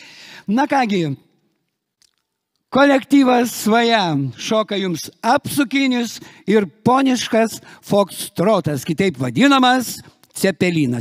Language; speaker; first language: Lithuanian; native; Lithuanian